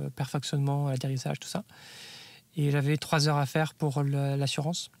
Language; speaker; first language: French; native; French